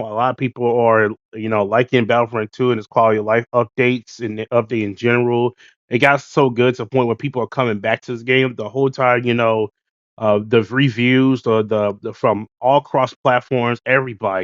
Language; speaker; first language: English; native; English